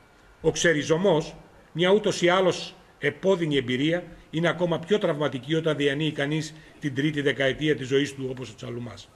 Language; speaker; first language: Greek; native; Greek